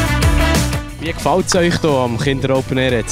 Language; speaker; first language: German; native; German